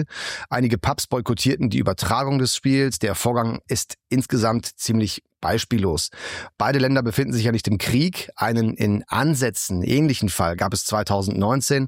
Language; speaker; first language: German; native; German